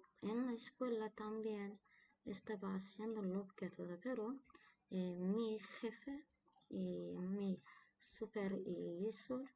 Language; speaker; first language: Spanish; non-native, learner; Turkish